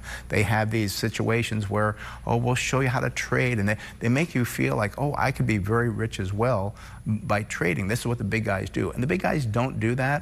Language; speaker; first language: English; native; English